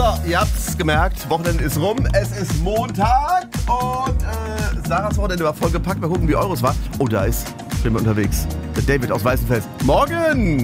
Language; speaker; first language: German; native; German